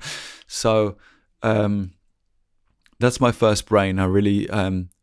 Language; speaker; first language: English; native; English